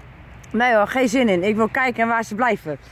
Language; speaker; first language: Dutch; native; Dutch